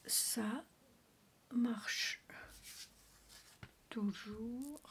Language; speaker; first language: French; non-native, learner; Chinese